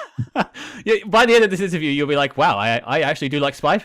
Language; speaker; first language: English; native; English